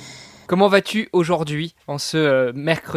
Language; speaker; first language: French; native; French